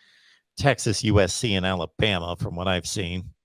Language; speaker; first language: English; native; English